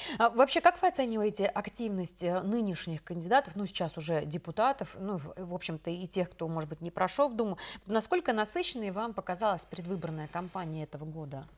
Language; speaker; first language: Russian; native; Russian